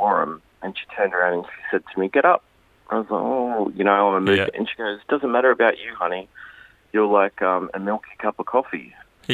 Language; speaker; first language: English; native; English